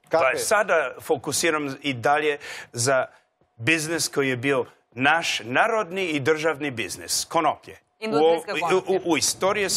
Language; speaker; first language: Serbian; non-native, learner; English